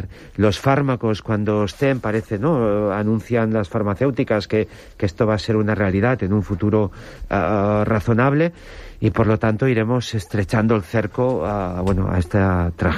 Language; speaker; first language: Spanish; native; Spanish